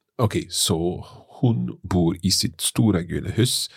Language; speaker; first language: Swedish; non-native, learner; English